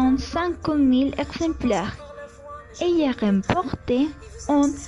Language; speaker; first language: French; non-native, learner; Spanish